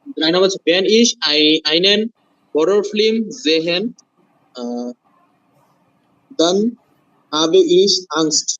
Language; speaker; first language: German; non-native, learner; Bangla